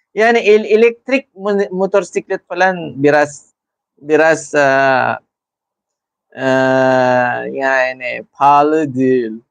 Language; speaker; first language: Turkish; non-native, learner; Filipino